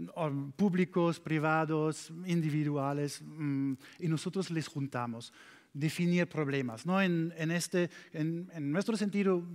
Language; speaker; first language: Spanish; non-native, fluent; German